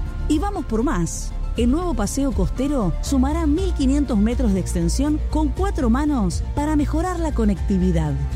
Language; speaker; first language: Spanish; native; Spanish